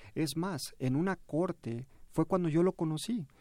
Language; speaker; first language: Spanish; early bilingual, heritage; Spanish